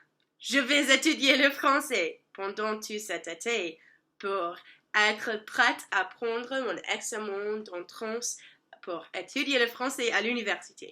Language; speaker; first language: French; non-native, learner; English